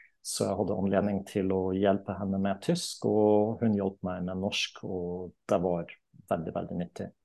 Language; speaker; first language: Norwegian; non-native, fluent; German